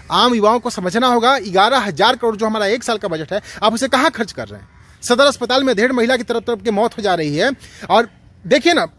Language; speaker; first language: Hindi; native; Hindi